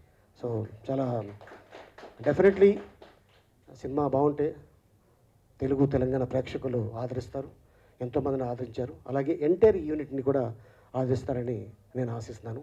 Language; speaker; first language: Telugu; native; Telugu